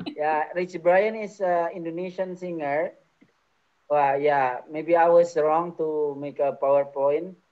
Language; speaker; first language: English; non-native, fluent; Indonesian